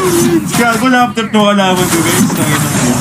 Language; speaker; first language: Filipino; native; Filipino